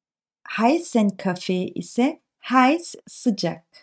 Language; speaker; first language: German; non-native, fluent; Turkish